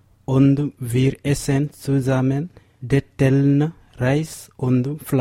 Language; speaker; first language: German; non-native, learner; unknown